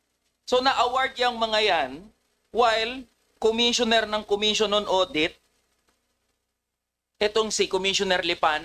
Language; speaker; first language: Filipino; native; Filipino